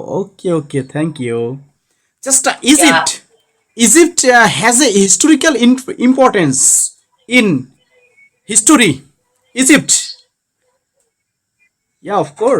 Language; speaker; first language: English; non-native, learner; Bangla